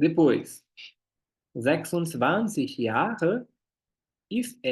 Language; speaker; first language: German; non-native, fluent; Portuguese